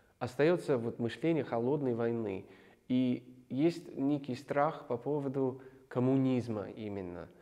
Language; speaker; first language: Russian; non-native, fluent; English